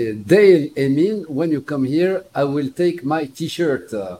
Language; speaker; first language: English; non-native, learner; Arabic